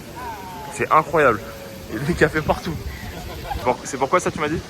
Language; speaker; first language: French; native; French